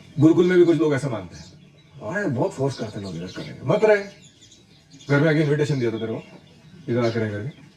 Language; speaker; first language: Hindi; non-native, local second language; Marathi